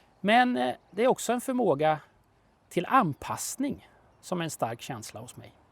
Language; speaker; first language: Swedish; native; Swedish